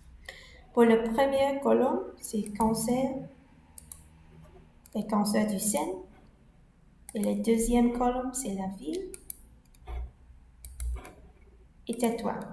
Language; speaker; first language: French; non-native, learner; English